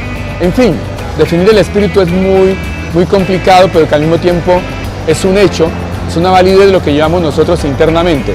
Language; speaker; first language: Spanish; native; Spanish